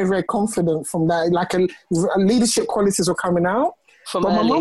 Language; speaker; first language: English; non-native, local second language; Ga